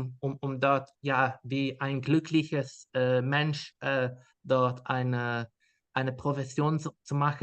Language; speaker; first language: German; non-native, learner; Dutch